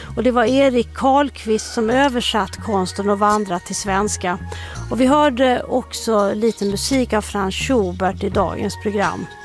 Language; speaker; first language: Swedish; native; Swedish